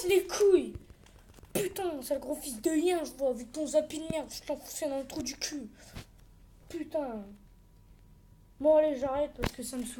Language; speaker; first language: French; native; French